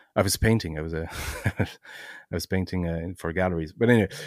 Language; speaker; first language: English; non-native, fluent; French